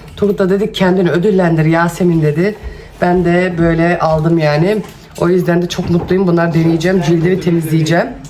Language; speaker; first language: Turkish; early bilingual, heritage; Turkish